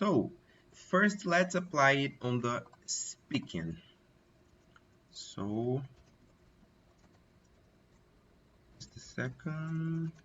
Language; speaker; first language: English; non-native, fluent; Portuguese